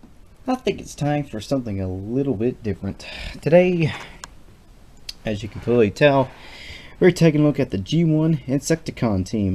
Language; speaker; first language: English; native; English